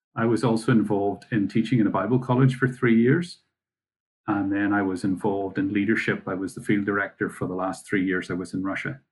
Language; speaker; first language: English; native; English